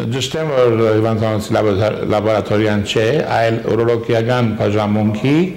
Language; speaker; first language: Armenian; early bilingual, heritage; Armenian